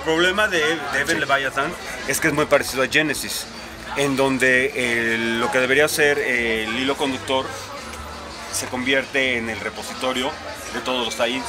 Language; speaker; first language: Spanish; native; Spanish